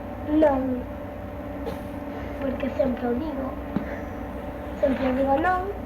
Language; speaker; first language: Galician; early bilingual, heritage; Galician